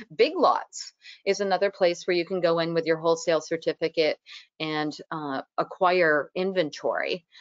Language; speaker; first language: English; native; English